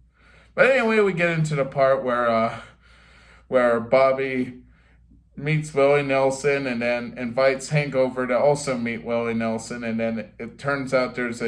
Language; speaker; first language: English; native; English